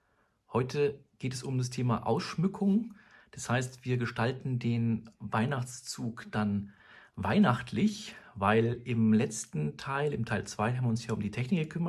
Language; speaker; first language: German; native; German